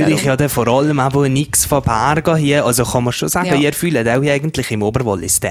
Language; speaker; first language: German; native; German